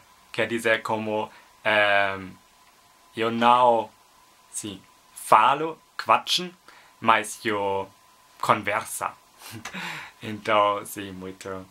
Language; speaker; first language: Portuguese; non-native, learner; German